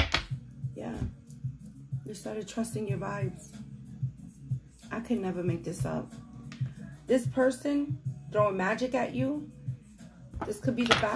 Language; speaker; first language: English; native; English